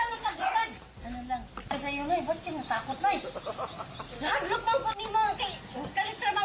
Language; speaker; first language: Filipino; non-native, local second language; Cebuano